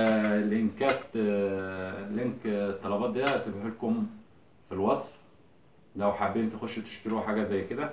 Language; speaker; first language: Arabic; native; Arabic